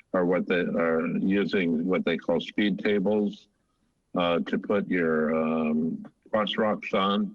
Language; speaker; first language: English; native; English